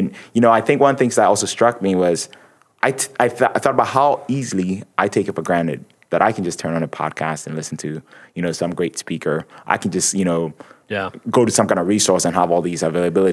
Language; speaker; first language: English; non-native, local second language; Akan